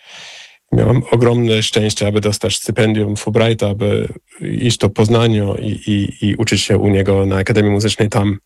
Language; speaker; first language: Polish; non-native, fluent; English